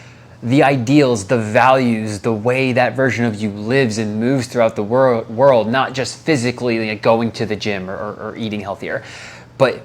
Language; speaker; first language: English; native; English